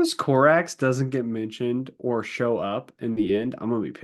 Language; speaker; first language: English; native; English